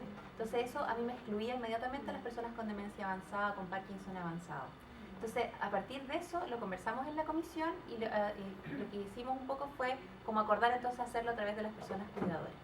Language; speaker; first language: Spanish; native; Spanish